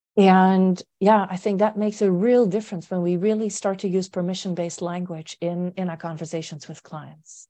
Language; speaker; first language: English; non-native, fluent; Dutch